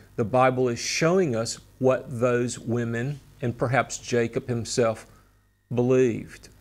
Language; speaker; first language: English; native; English